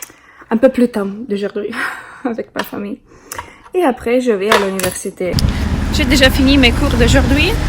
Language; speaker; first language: French; non-native, learner; Russian